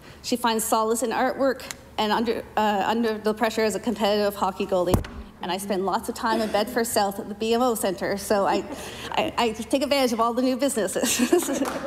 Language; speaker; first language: English; native; English